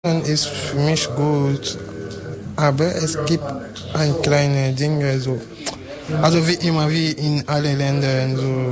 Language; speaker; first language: German; non-native, learner; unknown